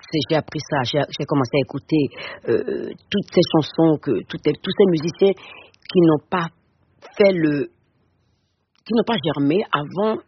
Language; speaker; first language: French; non-native, local second language; Fon